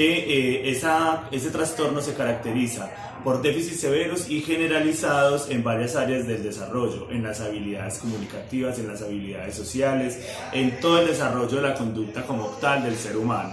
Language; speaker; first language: Spanish; native; Spanish